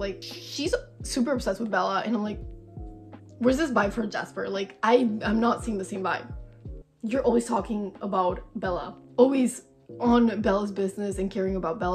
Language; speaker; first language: English; native; English